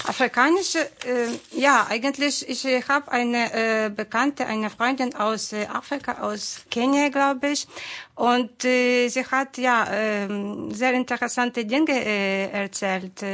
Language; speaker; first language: German; non-native, learner; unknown